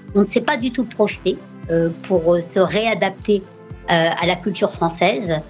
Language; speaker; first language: French; native; French